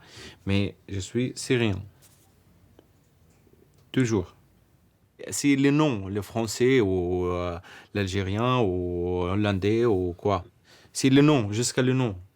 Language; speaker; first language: French; non-native, learner; Arabic